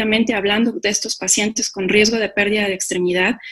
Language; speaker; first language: Spanish; native; Spanish